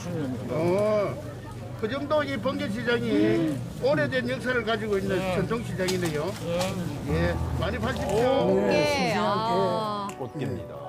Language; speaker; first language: Korean; native; Korean